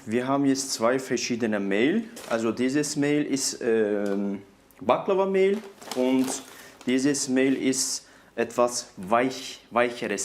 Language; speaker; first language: German; non-native, learner; Turkish